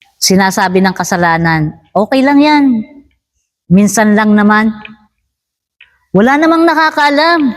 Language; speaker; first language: Filipino; native; Filipino